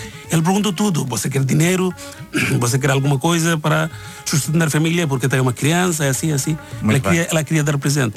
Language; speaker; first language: Portuguese; non-native, learner; Bangla